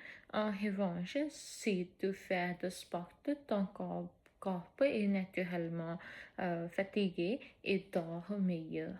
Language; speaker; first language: French; non-native, fluent; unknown